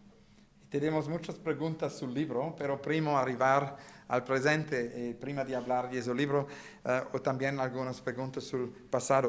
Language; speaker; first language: Spanish; non-native, learner; Italian